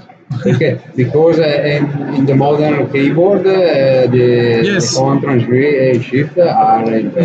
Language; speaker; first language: English; non-native, learner; Italian